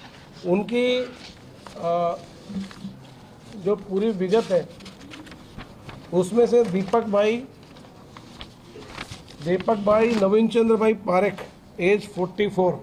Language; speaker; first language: Hindi; non-native, local second language; Gujarati